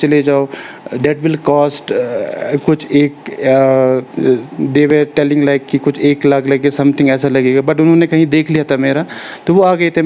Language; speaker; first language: Hindi; non-native, local second language; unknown